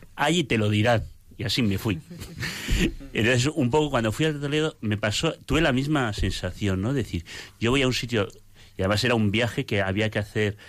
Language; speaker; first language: Spanish; native; Spanish